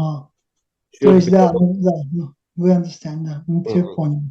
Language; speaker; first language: Russian; native; Russian